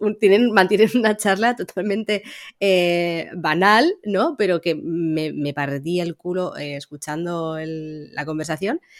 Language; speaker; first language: Spanish; native; Spanish